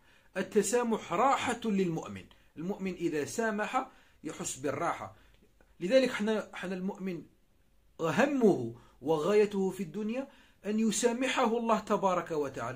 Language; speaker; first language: Arabic; native; Arabic